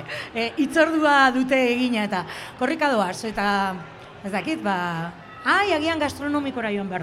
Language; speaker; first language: Basque; native; Basque